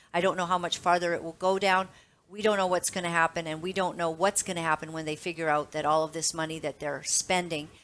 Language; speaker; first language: English; native; English